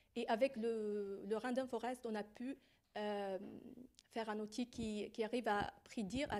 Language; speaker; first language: French; non-native, fluent; Arabic